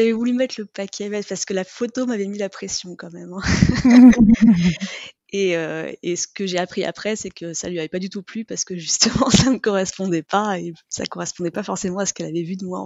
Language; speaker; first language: French; native; French